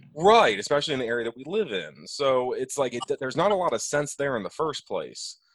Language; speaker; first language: English; native; English